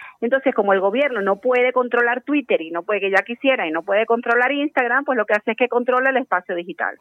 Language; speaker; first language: Spanish; native; Spanish